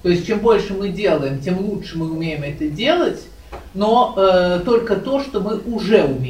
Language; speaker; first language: Russian; native; Russian